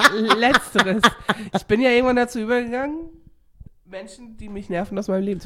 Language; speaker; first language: German; native; German